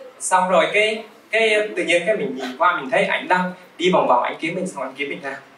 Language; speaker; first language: Vietnamese; early bilingual, other home language; Russian